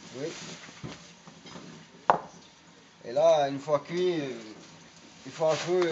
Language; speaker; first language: French; non-native, local second language; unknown